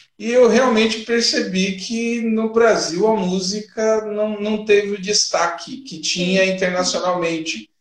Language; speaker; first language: Portuguese; native; Portuguese